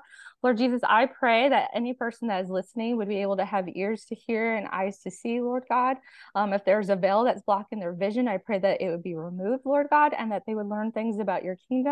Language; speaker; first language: English; native; English